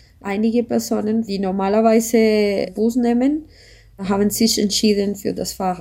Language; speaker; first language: German; non-native, learner; Spanish